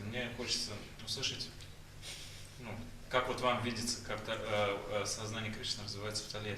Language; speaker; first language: Russian; native; Russian